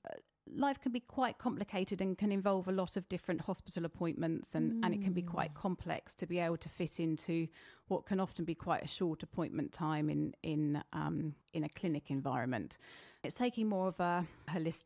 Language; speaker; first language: English; native; English